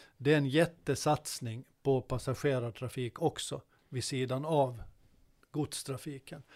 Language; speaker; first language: Swedish; native; Swedish